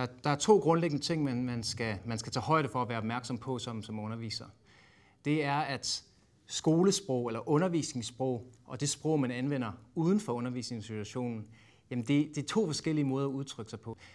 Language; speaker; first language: Danish; native; Danish